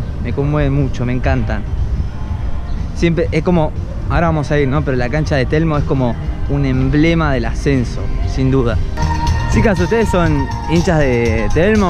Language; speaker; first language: Spanish; native; Spanish